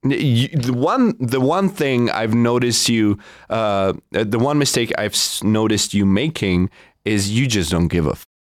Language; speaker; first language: English; non-native, fluent; Czech